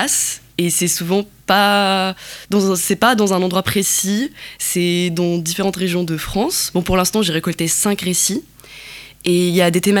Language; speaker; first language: French; non-native, local second language; Kabyle